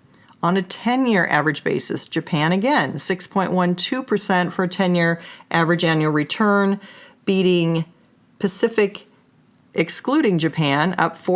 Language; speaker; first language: English; native; English